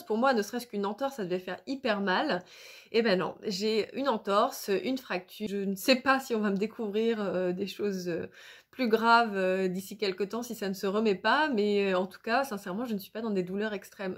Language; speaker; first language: French; native; French